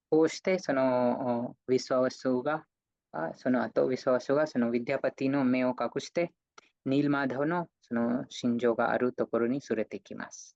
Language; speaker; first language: Japanese; non-native, fluent; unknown